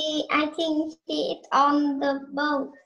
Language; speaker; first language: English; non-native, learner; Vietnamese